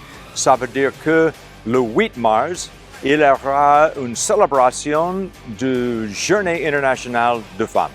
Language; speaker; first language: French; non-native, local second language; Haitian Creole